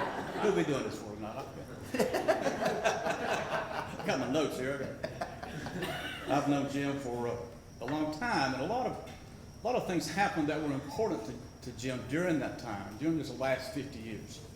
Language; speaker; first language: English; native; English